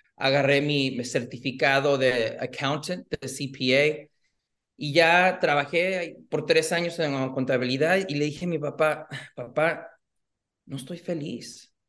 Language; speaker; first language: Spanish; early bilingual, heritage; Spanish